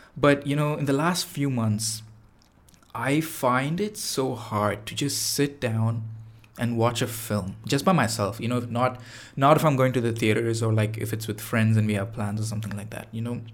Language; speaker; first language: English; non-native, local second language; Tamil